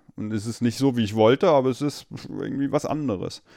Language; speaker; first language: German; native; German